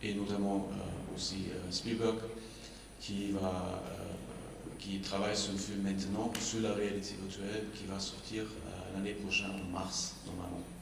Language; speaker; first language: French; non-native, fluent; German